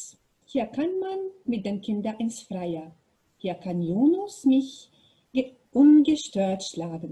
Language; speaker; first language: German; non-native, learner; Macedonian